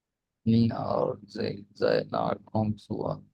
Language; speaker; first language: Chinese; non-native, learner; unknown